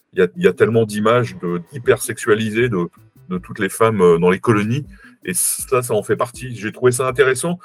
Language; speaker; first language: French; native; French